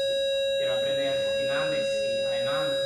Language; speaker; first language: Spanish; non-native, learner; English